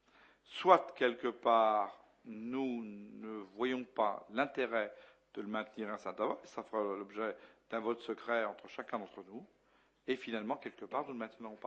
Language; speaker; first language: French; native; French